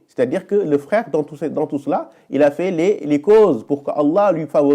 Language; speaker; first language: French; native; French